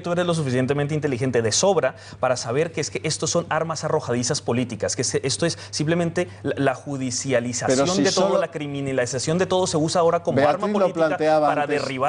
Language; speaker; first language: Spanish; native; Spanish